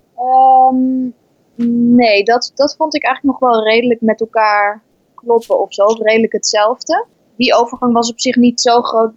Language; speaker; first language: Dutch; native; Dutch